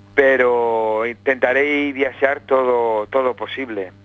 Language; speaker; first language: Galician; native; Galician